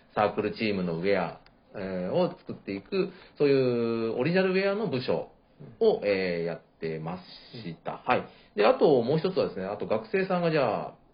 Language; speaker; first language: Japanese; native; Japanese